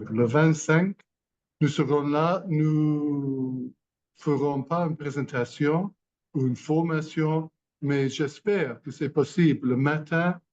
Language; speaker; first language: French; non-native, learner; English